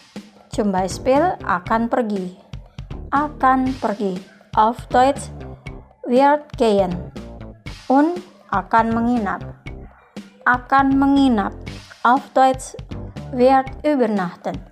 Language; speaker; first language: German; non-native, fluent; Indonesian